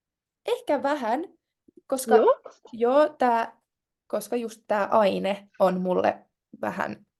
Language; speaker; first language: Finnish; non-native, local second language; Swedish